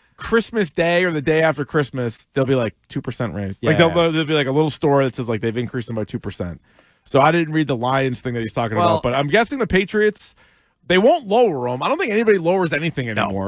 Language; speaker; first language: English; native; English